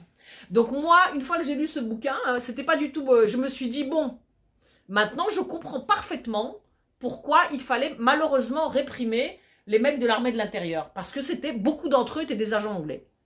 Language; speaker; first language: French; early bilingual, other home language; Polish